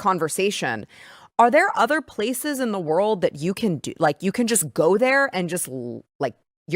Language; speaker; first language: English; native; English